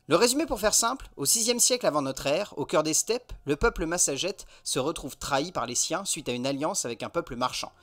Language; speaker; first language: French; native; French